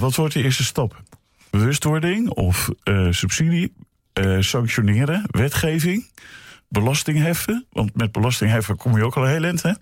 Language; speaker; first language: Dutch; native; Dutch